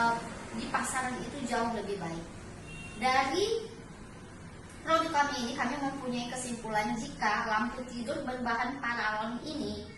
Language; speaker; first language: Indonesian; native; Indonesian